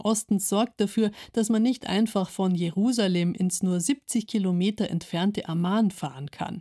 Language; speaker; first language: German; native; German